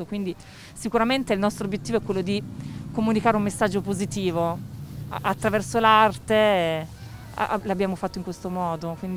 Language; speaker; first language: Italian; native; Italian